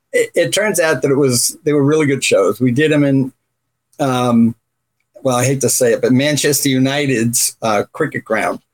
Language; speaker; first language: English; native; English